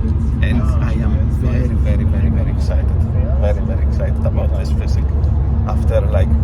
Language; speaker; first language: English; non-native, learner; Greek